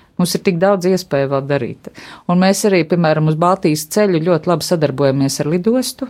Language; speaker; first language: Latvian; native; Latvian